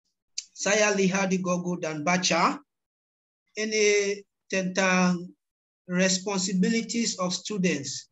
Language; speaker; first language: Indonesian; non-native, learner; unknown